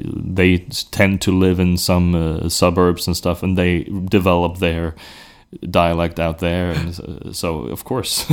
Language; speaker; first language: English; non-native, fluent; Swedish